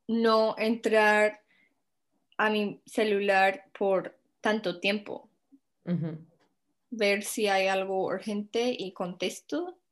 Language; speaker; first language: Spanish; non-native, fluent; English